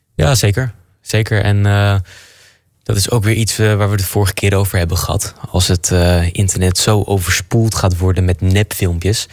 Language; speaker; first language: Dutch; native; Dutch